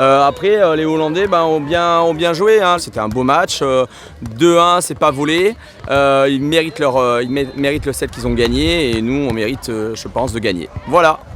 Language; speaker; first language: French; native; French